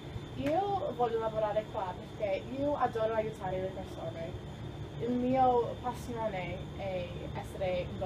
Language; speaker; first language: Italian; non-native, learner; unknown